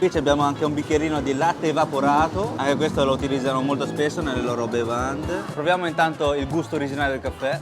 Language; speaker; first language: Italian; early bilingual, other home language; Chinese